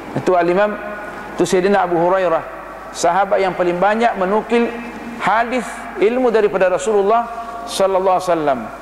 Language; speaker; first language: Malay; non-native, fluent; Arabic